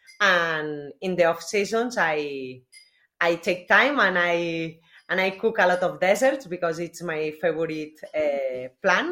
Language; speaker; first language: English; non-native, learner; Spanish